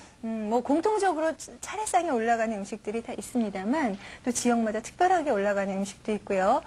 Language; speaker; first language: Korean; native; Korean